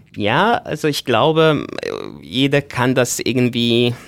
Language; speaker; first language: German; non-native, fluent; Arabic